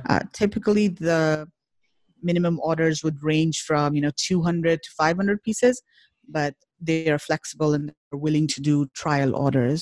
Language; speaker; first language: English; non-native, local second language; Hindi